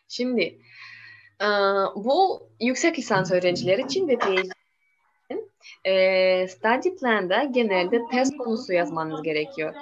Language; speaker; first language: Turkish; non-native, learner; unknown